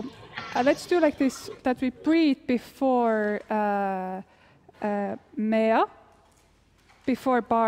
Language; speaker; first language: English; non-native, fluent; Estonian